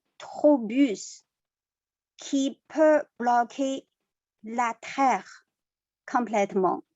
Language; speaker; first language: French; non-native, learner; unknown